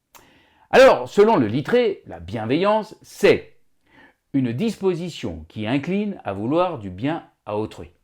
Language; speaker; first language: French; native; French